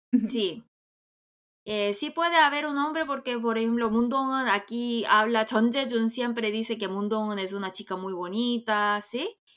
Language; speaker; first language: Spanish; non-native, fluent; Korean